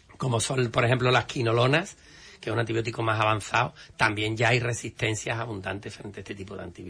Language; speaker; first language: Spanish; native; Spanish